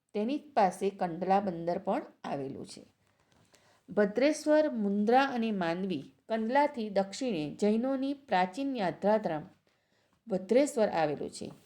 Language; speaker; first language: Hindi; non-native, local second language; Gujarati